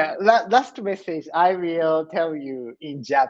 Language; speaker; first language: English; non-native, learner; Japanese